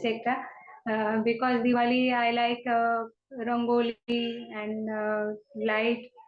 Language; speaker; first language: English; non-native, learner; Kannada